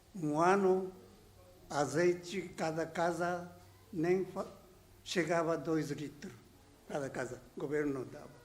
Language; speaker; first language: Portuguese; non-native, learner; Japanese